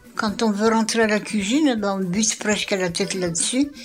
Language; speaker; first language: French; non-native, local second language; Malagasy